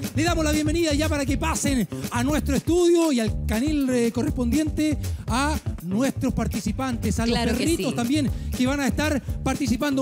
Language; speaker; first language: Spanish; native; Spanish